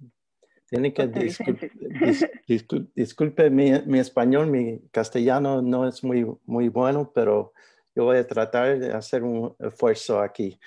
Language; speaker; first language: Spanish; early bilingual, heritage; Spanish